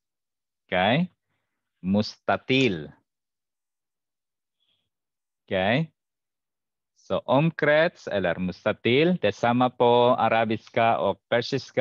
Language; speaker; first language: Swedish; non-native, fluent; Arabic